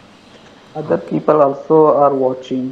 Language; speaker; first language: English; non-native, learner; Hindi